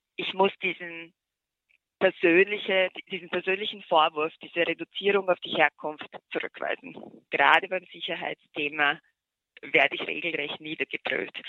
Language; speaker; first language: German; early bilingual, other home language; Bosnian